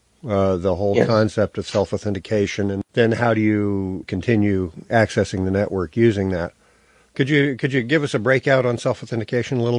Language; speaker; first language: English; native; English